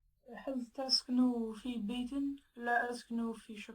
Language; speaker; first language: Arabic; non-native, learner; English